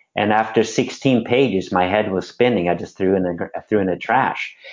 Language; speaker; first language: English; non-native, fluent; Swedish